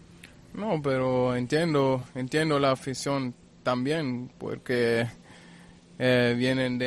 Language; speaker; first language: Spanish; non-native, fluent; German